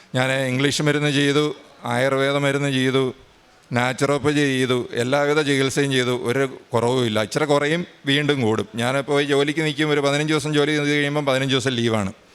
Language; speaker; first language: Malayalam; native; Malayalam